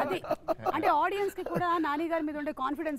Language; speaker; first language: Telugu; native; Telugu